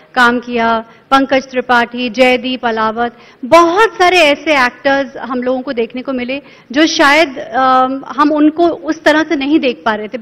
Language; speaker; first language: Hindi; native; Hindi